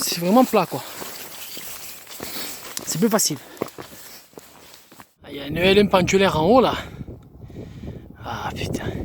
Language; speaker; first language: French; native; French